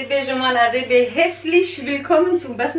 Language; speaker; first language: German; non-native, learner; Central Kurdish